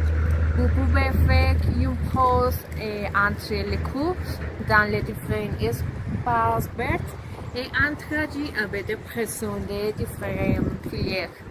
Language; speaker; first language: French; non-native, learner; Spanish